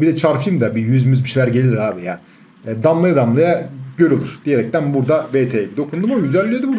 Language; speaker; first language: Turkish; native; Turkish